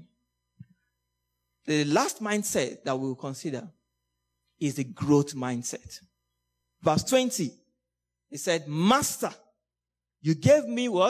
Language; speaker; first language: English; non-native, local second language; Yoruba